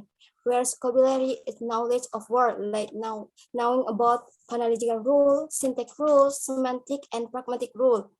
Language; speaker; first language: English; non-native, learner; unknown